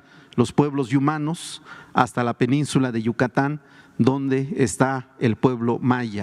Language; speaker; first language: Spanish; non-native, local second language; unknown